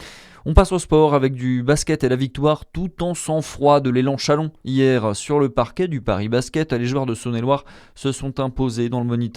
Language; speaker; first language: French; native; French